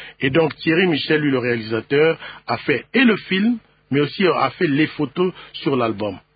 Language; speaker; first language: French; non-native, local second language; Lingala